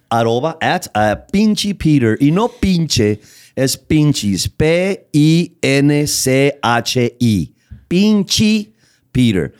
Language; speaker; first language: Spanish; native; Spanish